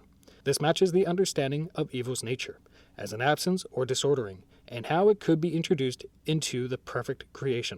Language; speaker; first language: English; native; English